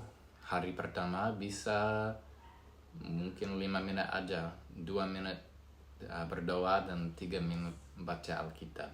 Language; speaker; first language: Indonesian; non-native, fluent; English